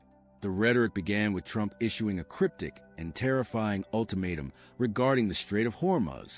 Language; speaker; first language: English; native; English